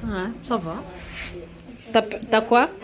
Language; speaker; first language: French; native; French